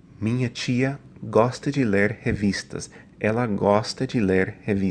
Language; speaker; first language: Portuguese; non-native, fluent; English